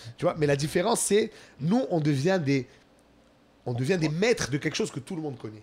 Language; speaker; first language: French; native; French